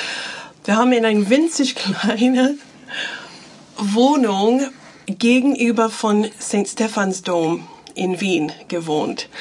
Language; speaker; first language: German; non-native, fluent; English